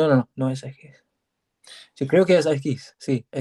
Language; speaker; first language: Spanish; non-native, learner; English